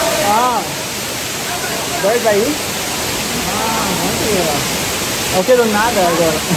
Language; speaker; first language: Portuguese; early bilingual, heritage; English